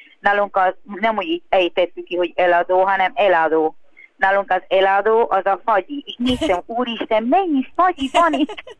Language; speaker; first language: Hungarian; non-native, fluent; Spanish